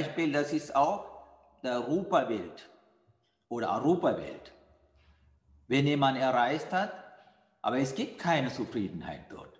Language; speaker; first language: German; non-native, fluent; Sinhala